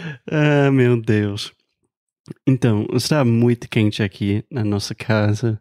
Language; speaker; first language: Portuguese; non-native, fluent; English